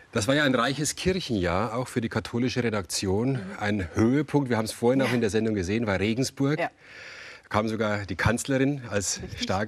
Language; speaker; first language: German; native; German